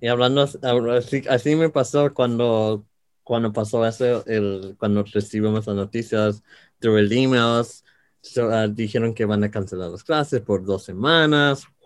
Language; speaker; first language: Spanish; early bilingual, heritage; Spanish